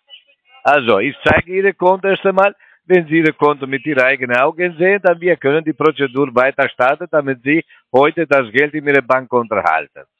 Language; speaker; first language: German; non-native, learner; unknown